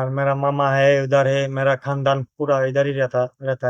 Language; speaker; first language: Hindi; non-native, learner; Bangla